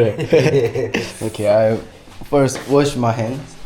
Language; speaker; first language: English; non-native, learner; Korean